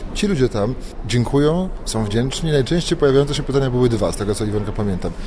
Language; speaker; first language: Polish; native; Polish